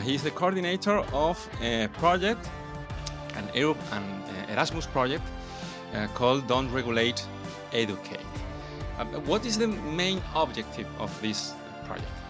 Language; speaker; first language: English; non-native, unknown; Spanish